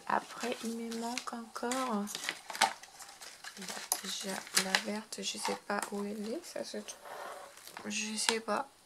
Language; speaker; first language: French; non-native, fluent; Spanish